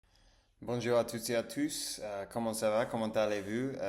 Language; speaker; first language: French; non-native, learner; English